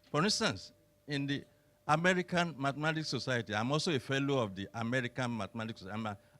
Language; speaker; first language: English; non-native, local second language; Yoruba